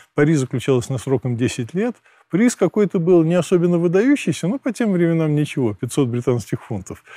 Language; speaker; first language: Russian; native; Russian